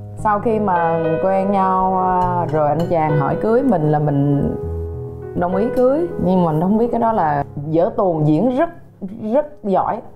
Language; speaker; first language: Vietnamese; native; Vietnamese